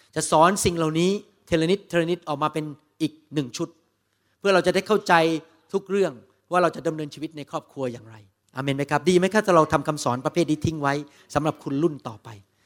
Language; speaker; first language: Thai; native; Thai